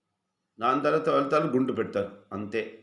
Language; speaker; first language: Telugu; non-native, fluent; Malayalam